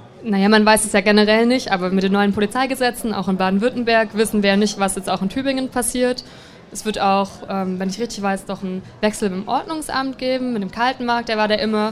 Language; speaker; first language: German; native; German